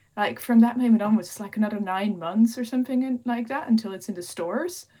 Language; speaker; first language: English; non-native, fluent; Dutch